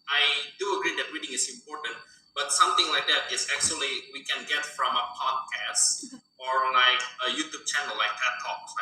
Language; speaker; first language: English; non-native, fluent; Indonesian